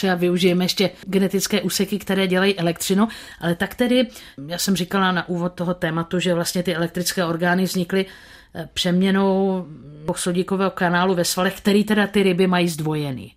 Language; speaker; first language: Czech; native; Czech